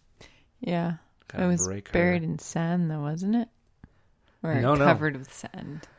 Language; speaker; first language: English; native; English